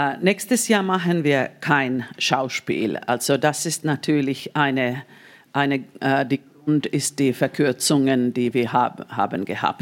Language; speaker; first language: German; non-native, fluent; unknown